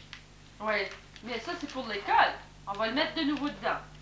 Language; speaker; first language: French; native; French